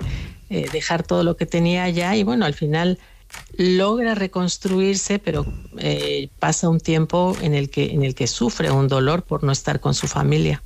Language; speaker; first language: Spanish; native; Spanish